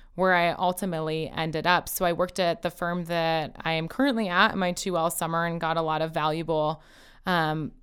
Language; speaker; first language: English; early bilingual, other home language; Persian